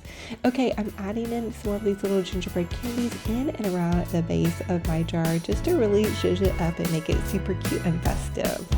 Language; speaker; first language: English; native; English